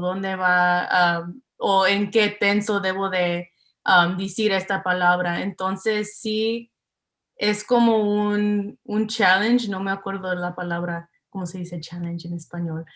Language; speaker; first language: Spanish; early bilingual, heritage; English